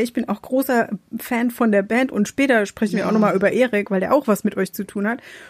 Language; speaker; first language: German; native; German